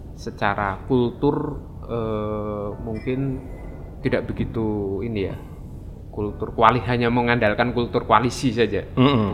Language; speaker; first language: Indonesian; native; Indonesian